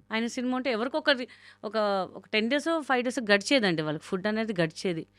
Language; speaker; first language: Telugu; non-native, local second language; Hindi